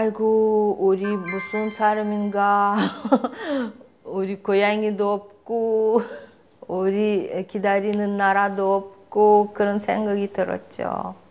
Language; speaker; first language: Korean; non-native, local second language; Russian